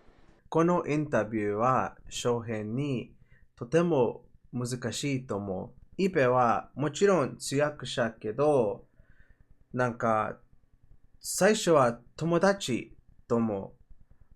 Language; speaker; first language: Japanese; non-native, learner; Spanish